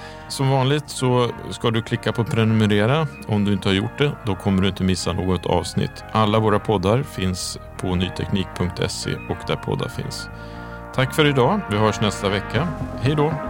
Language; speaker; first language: Swedish; native; Swedish